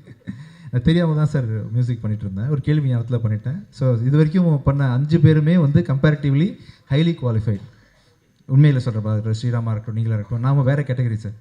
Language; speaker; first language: Tamil; native; Tamil